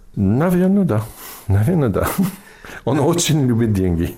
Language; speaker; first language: Russian; non-native, fluent; English